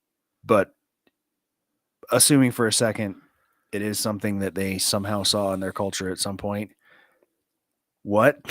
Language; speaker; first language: English; native; English